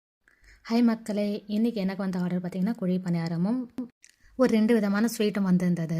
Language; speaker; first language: Tamil; native; Tamil